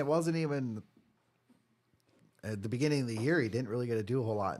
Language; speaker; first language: English; native; English